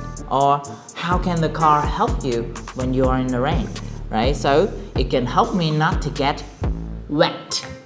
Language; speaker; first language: English; non-native, fluent; Vietnamese